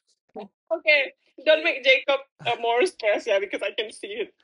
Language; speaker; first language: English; non-native, fluent; Indonesian